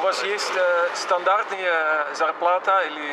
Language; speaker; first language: Russian; non-native, fluent; Dutch